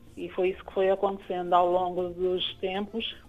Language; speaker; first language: Portuguese; non-native, local second language; Kabuverdianu